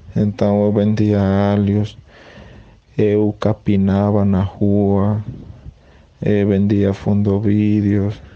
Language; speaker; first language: Portuguese; non-native, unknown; Spanish